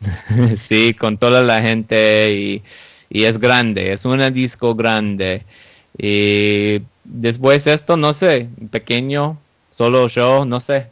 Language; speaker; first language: Spanish; non-native, learner; English